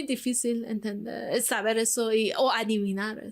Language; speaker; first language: Spanish; non-native, fluent; Persian